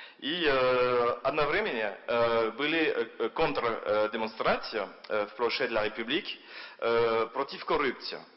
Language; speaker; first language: Russian; non-native, fluent; French